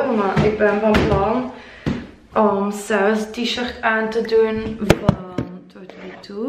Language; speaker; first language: Dutch; native; Dutch